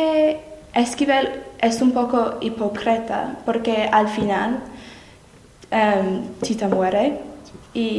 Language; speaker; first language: Spanish; non-native, learner; English